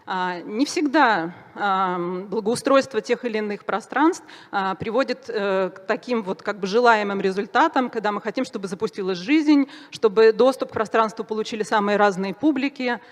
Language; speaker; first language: Russian; native; Russian